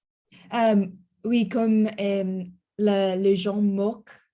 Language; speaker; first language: French; non-native, learner; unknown